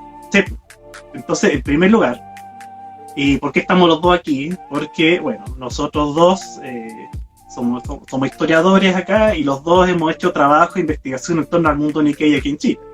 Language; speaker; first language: Spanish; native; Spanish